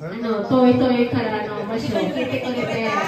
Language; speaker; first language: Japanese; non-native, learner; Filipino